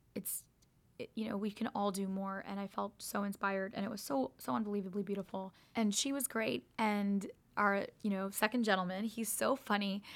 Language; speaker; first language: English; native; English